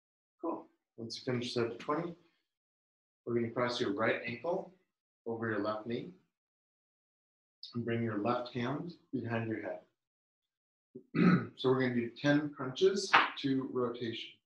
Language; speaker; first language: English; native; English